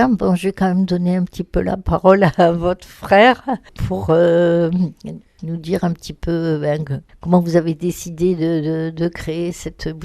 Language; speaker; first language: French; native; French